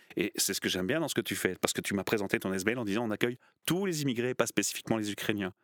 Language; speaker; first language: French; native; French